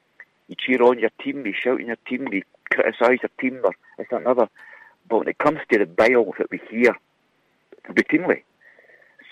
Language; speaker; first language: English; native; English